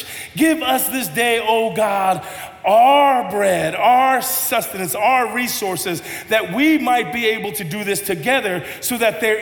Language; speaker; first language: English; native; English